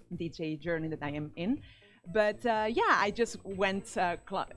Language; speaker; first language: English; non-native, fluent; Spanish